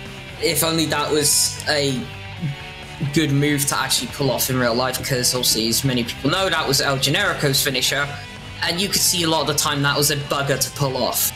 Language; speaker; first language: English; native; English